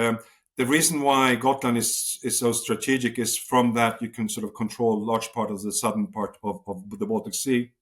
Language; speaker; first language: English; non-native, fluent; Swedish